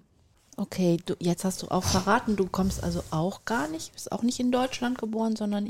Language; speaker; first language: German; native; German